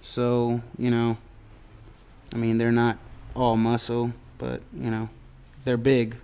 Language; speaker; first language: English; native; English